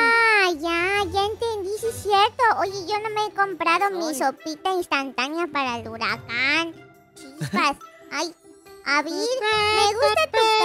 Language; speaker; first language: Spanish; native; Spanish